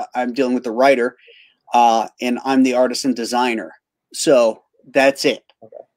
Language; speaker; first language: English; native; English